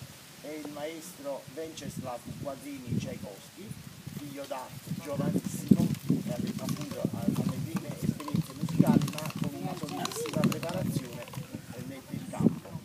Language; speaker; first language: Italian; native; Italian